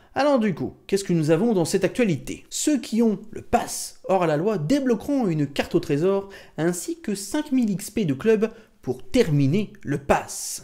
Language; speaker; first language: French; native; French